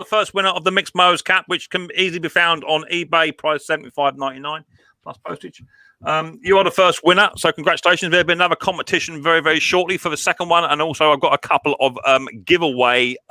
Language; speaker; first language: English; native; English